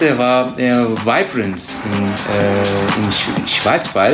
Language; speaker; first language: German; non-native, learner; Turkish